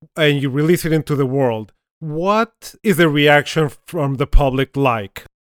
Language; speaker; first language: English; non-native, fluent; Spanish